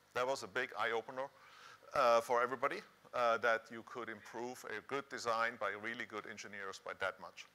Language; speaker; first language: English; non-native, fluent; Swiss German